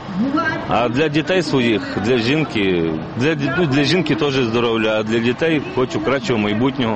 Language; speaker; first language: Ukrainian; native; Ukrainian